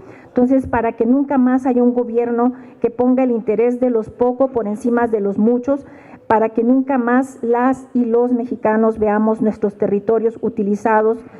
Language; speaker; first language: Spanish; native; Spanish